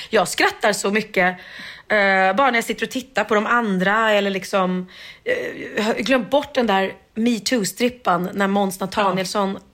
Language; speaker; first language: Swedish; native; Swedish